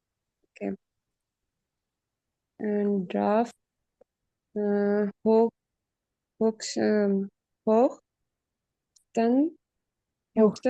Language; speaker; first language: German; non-native, learner; Hindi